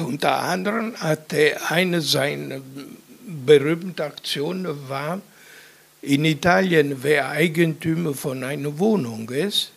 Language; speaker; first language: German; non-native, fluent; Italian